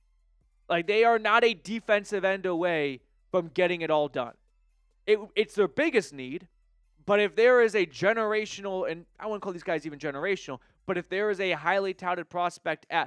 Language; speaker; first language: English; native; English